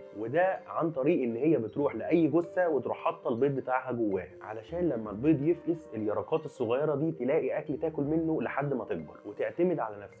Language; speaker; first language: Arabic; native; Arabic